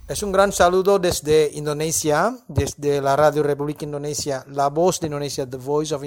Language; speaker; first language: Spanish; non-native, fluent; Indonesian